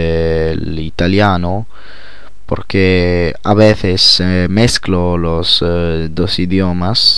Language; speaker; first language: Spanish; non-native, learner; Polish